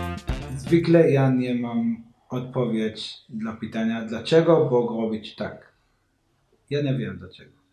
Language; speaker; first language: Polish; non-native, learner; Hebrew